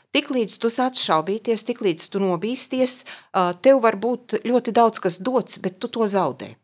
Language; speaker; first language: Latvian; native; Latvian